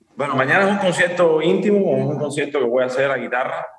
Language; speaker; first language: Spanish; native; Spanish